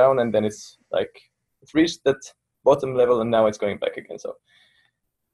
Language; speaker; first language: English; non-native, fluent; Finnish